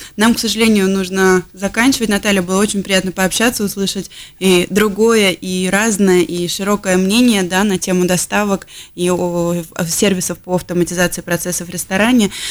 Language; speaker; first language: Russian; native; Russian